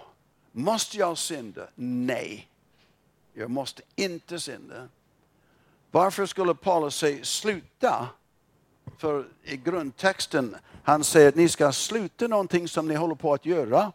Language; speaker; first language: Swedish; non-native, fluent; English